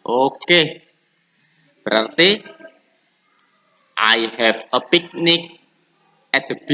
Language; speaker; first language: English; non-native, learner; Indonesian